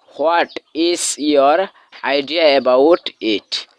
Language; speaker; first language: English; non-native, local second language; Bangla